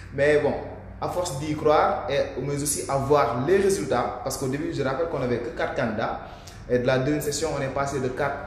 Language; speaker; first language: French; non-native, local second language; Wolof